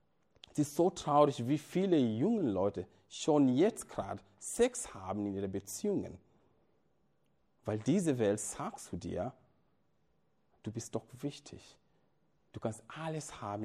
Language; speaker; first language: German; non-native, fluent; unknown